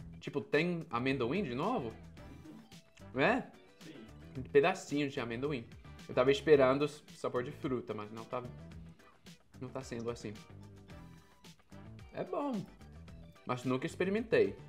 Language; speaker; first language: Portuguese; non-native, fluent; English